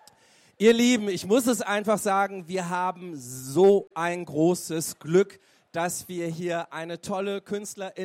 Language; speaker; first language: German; native; German